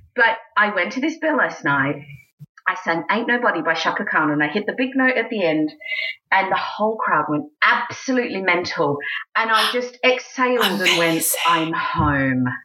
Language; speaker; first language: English; native; English